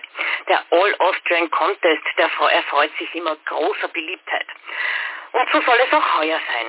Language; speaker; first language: German; native; German